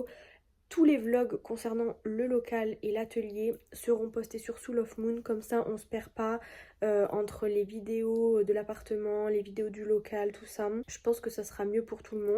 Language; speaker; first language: French; native; French